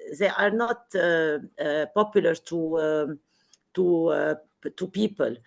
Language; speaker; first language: English; non-native, learner; Arabic